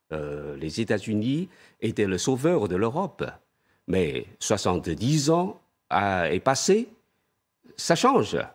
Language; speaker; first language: French; non-native, fluent; Chinese